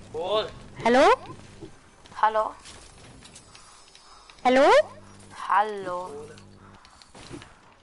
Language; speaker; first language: German; native; German